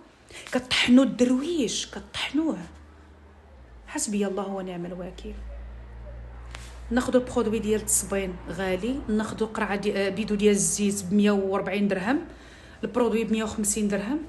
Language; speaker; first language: Arabic; native; Arabic